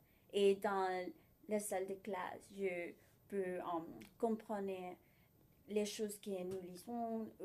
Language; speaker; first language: French; non-native, learner; Spanish